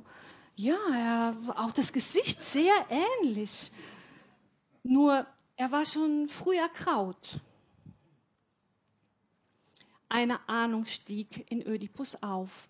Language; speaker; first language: German; native; German